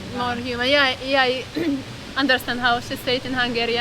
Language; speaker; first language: English; non-native, fluent; Hungarian